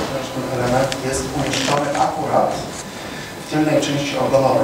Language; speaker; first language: Polish; native; Polish